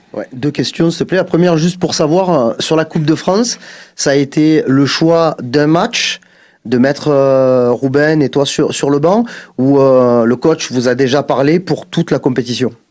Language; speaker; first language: French; native; French